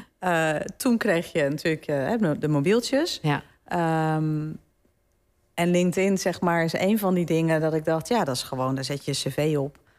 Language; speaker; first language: Dutch; native; Dutch